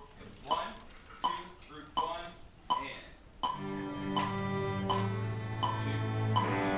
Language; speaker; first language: English; native; English